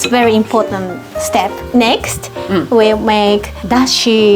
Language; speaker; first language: English; non-native, learner; Japanese